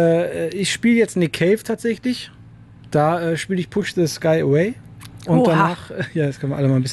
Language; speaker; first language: German; native; German